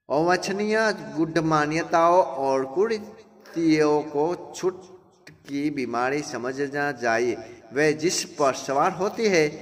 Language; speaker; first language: Hindi; non-native, local second language; Gujarati